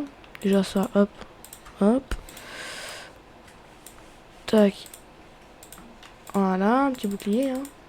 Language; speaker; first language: French; native; French